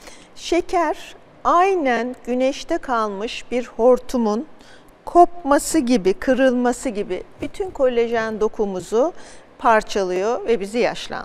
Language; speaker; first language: Turkish; native; Turkish